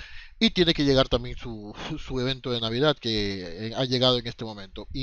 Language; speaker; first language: Spanish; native; Spanish